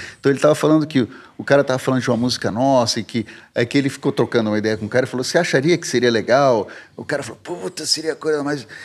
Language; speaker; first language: Portuguese; early bilingual, heritage; Portuguese